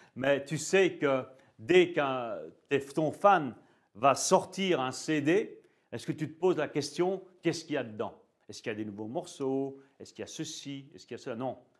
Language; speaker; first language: French; native; French